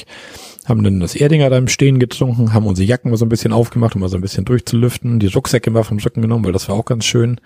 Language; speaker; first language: German; native; German